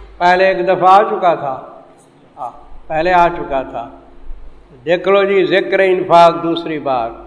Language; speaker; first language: Urdu; non-native, local second language; Saraiki